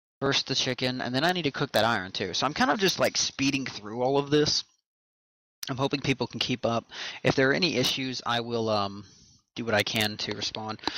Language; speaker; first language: English; native; English